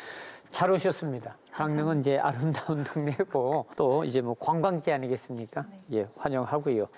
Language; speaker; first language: Korean; native; Korean